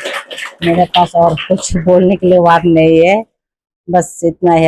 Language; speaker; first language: Hindi; non-native, local second language; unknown